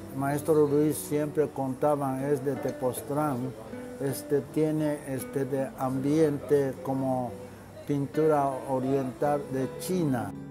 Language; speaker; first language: Spanish; non-native, learner; Japanese